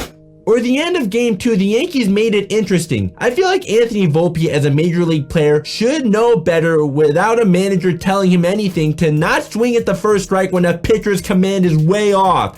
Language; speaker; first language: English; native; English